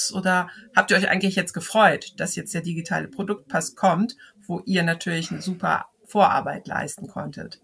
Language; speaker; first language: German; native; German